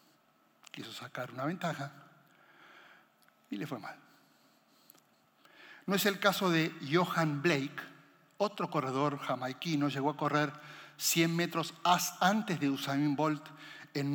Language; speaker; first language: Spanish; native; Spanish